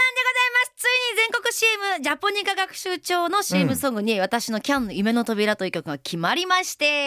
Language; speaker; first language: Japanese; native; Japanese